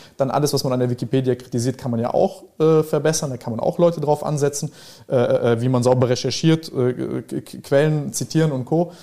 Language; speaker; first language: German; early bilingual, other home language; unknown